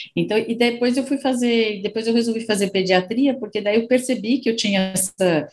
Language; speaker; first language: Portuguese; native; Portuguese